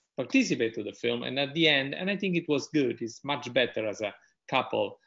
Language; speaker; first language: English; non-native, fluent; Italian